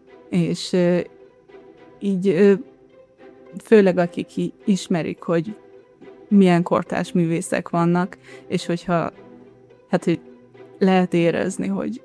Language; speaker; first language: Hungarian; early bilingual, other home language; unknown